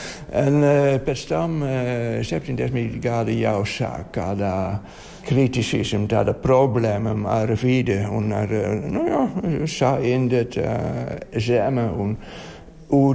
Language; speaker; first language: Latvian; non-native, learner; Dutch